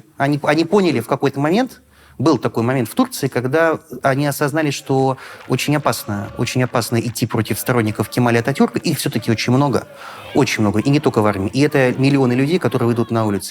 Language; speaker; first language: Russian; native; Russian